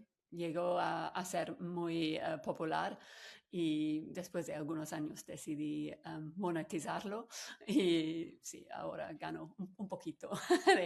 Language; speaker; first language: Spanish; non-native, fluent; English